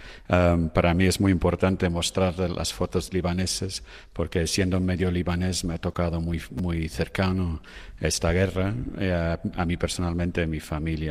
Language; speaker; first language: Spanish; non-native, fluent; French